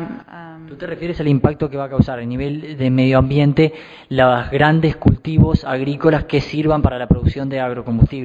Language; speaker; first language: Spanish; native; Spanish